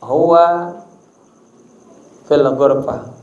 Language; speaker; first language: Arabic; non-native, fluent; Indonesian